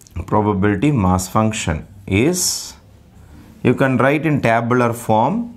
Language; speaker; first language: English; non-native, local second language; Tamil